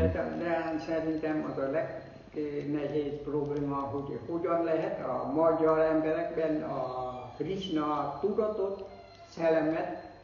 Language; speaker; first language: Hungarian; non-native, fluent; English